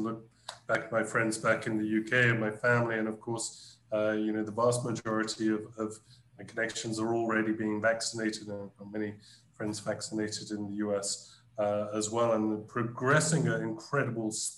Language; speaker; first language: English; native; English